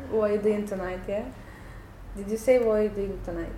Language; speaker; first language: English; non-native, learner; Bulgarian